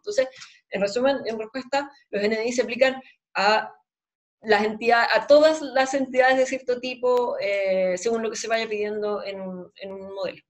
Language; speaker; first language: Spanish; native; Spanish